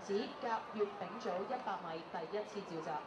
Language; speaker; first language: Chinese; native; Chinese